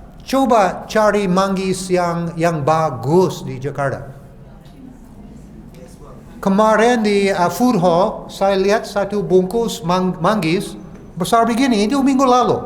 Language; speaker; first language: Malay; non-native, fluent; English